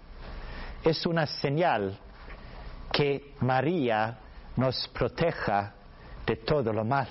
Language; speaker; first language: Spanish; non-native, learner; Swedish